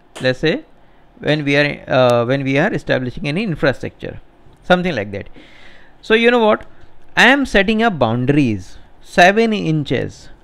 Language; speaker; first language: English; non-native, local second language; Hindi